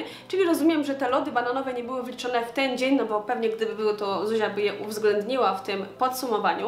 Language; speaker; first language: Polish; native; Polish